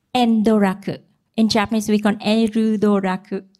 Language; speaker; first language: English; non-native, learner; Vietnamese